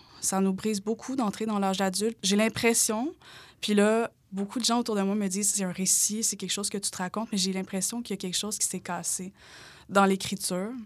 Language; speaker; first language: French; native; French